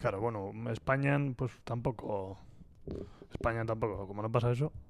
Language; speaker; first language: Spanish; non-native, local second language; Basque